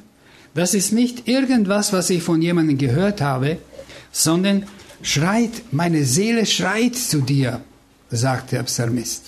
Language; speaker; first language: German; non-native, fluent; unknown